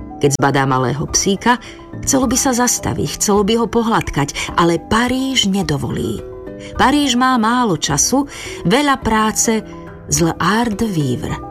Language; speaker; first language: Slovak; native; Slovak